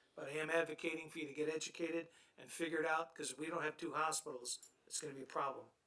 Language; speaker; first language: English; native; English